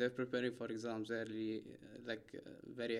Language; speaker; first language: English; non-native, fluent; Arabic